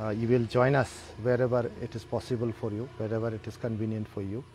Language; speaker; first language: English; non-native, local second language; Bodo